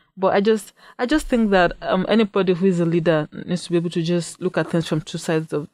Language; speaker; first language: English; non-native, local second language; Yoruba